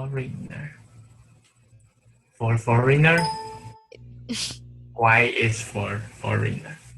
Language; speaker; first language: English; non-native, learner; Chinese